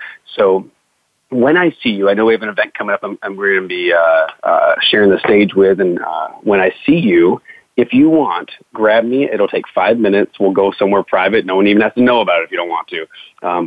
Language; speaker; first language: English; native; English